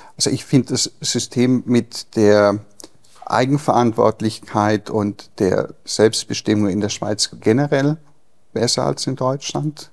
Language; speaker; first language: German; native; German